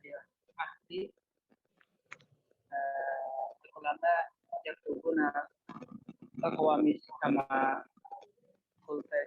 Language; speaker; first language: Arabic; non-native, learner; Indonesian